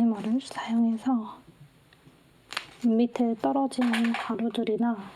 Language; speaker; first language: Korean; native; Korean